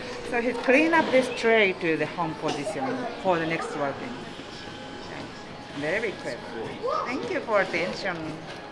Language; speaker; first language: English; non-native, learner; Japanese